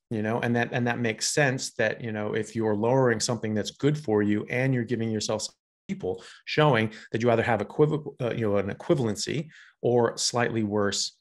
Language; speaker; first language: English; native; English